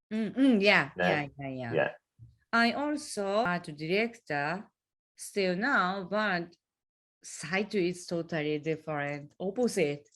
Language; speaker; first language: English; non-native, learner; Japanese